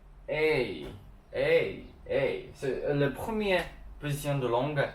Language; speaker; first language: French; non-native, learner; Chinese